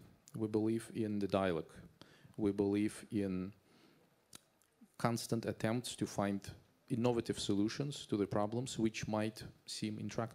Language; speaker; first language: English; non-native, fluent; Azerbaijani